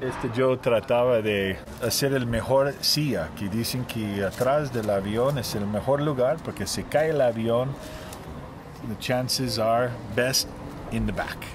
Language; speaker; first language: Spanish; non-native, learner; English